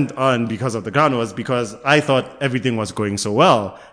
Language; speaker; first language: English; non-native, local second language; Tswana